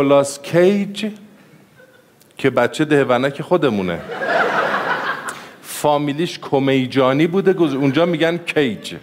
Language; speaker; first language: Persian; native; Persian